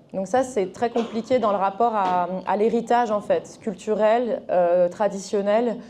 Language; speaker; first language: French; early bilingual, other home language; Arabic